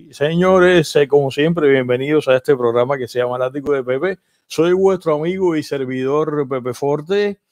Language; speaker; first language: Spanish; native; Spanish